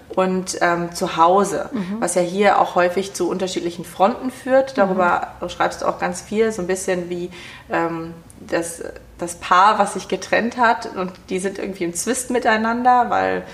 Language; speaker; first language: German; native; German